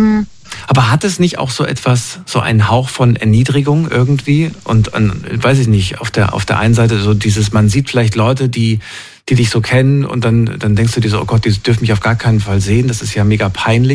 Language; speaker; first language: German; native; German